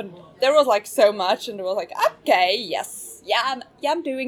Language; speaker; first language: English; non-native, fluent; German